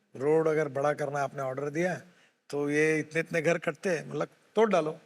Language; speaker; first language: Hindi; non-native, local second language; Marathi